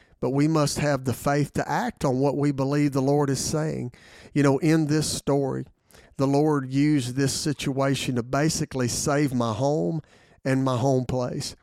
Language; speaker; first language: English; native; English